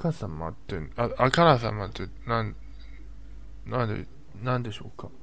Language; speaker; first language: Japanese; non-native, learner; Chinese